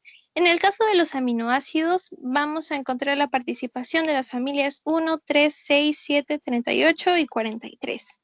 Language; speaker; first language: Spanish; native; Spanish